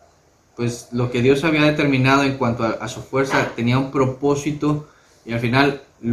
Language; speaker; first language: Spanish; native; Spanish